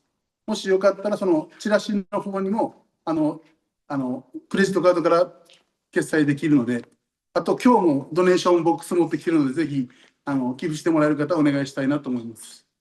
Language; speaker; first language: Japanese; native; Japanese